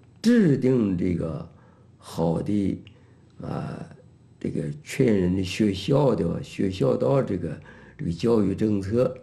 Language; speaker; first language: Chinese; native; Chinese